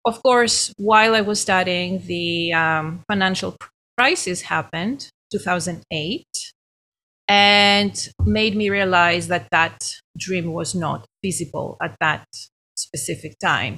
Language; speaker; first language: English; non-native, fluent; Greek